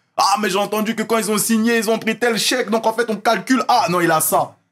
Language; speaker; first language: French; native; French